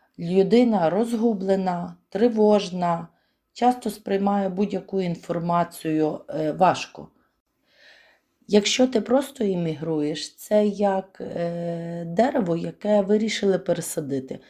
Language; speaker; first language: Ukrainian; native; Ukrainian